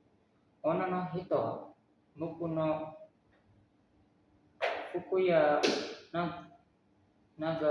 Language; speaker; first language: Japanese; non-native, learner; Indonesian